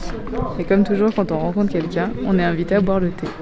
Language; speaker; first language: French; native; French